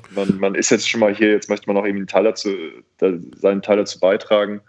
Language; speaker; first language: German; native; German